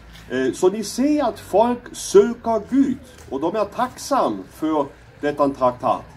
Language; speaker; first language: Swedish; non-native, learner; German